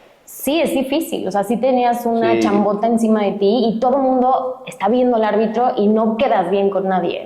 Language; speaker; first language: Spanish; native; Spanish